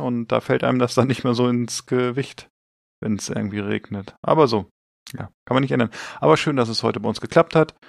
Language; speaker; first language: German; native; German